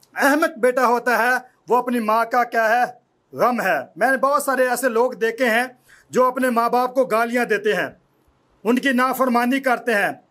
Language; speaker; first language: Urdu; non-native, local second language; Punjabi